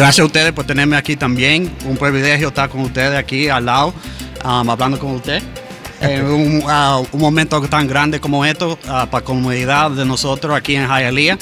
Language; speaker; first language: Spanish; early bilingual, heritage; English